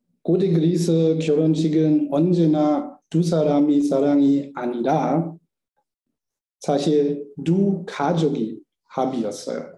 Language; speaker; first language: Korean; non-native, learner; German